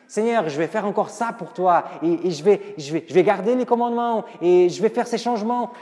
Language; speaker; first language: French; non-native, fluent; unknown